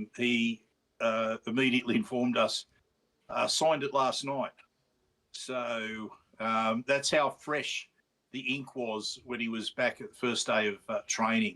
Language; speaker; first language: English; native; English